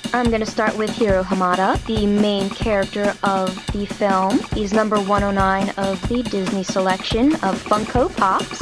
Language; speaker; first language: English; native; English